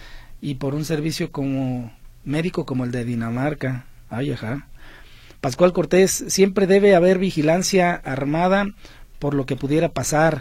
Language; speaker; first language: Spanish; native; Spanish